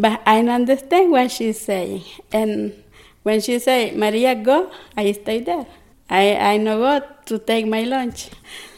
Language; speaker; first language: English; non-native, learner; Spanish